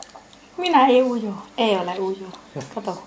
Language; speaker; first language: Finnish; non-native, learner; Thai